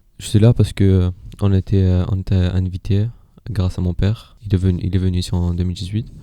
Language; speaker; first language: French; non-native, learner; Persian